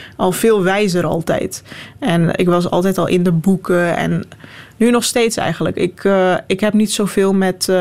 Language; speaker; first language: Dutch; non-native, local second language; Turkish